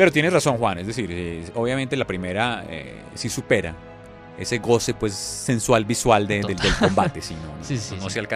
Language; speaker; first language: Spanish; native; Spanish